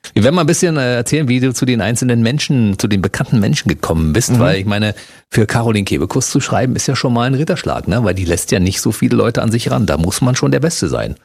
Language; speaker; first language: German; native; German